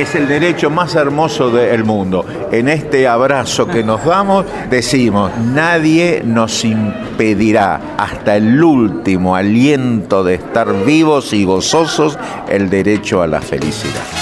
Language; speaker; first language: Spanish; native; Spanish